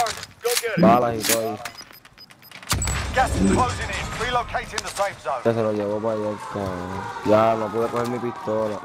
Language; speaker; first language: Spanish; native; Spanish